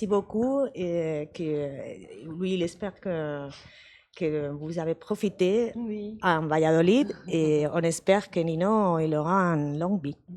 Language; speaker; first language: French; non-native, learner; Spanish